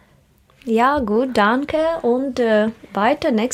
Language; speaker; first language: German; non-native, learner; Russian